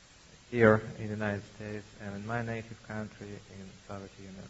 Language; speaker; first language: English; non-native, learner; Russian